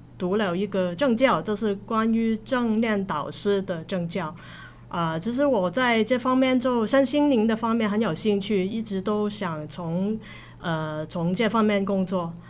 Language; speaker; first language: Chinese; non-native, local second language; Cantonese